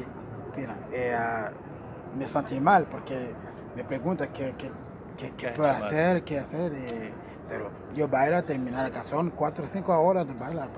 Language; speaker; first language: Spanish; non-native, learner; Portuguese